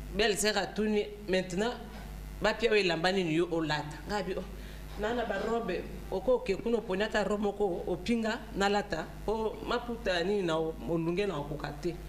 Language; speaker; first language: Lingala; non-native, local second language; Luba-Lulua